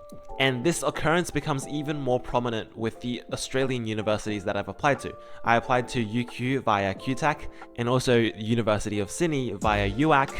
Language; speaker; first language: English; early bilingual, other home language; Chinese